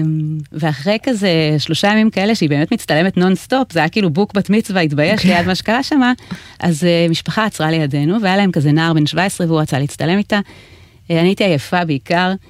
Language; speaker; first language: Hebrew; native; Hebrew